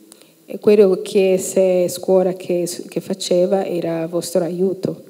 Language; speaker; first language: Italian; non-native, fluent; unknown